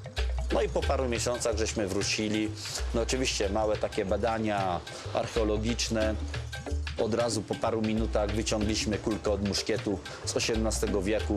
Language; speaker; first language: Polish; native; Polish